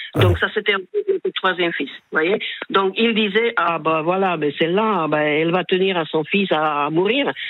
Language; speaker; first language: French; non-native, fluent; Slovak